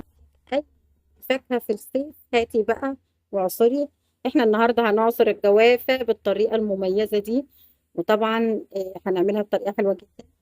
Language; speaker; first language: Arabic; native; Arabic